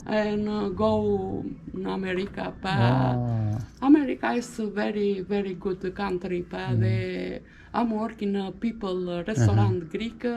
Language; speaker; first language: English; non-native, learner; Albanian